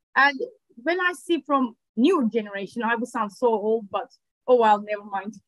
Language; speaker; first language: English; non-native, fluent; Turkish